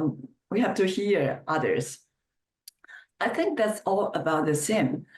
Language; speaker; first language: English; non-native, fluent; Chinese